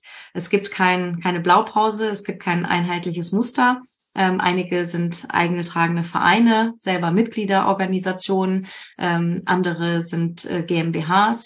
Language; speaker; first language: German; native; German